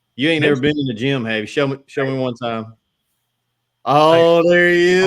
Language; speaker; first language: English; native; English